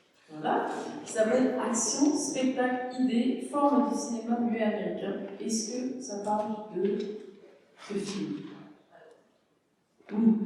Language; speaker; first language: French; native; French